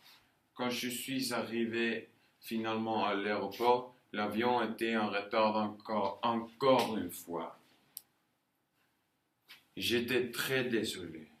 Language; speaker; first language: French; non-native, learner; Norwegian